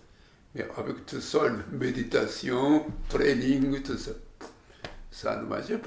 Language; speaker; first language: French; non-native, learner; Japanese